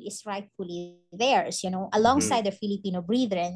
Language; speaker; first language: English; non-native, local second language; Maranao